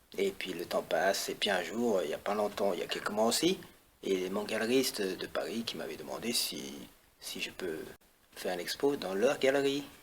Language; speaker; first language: French; non-native, fluent; Chinese